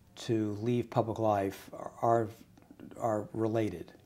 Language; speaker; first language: English; native; English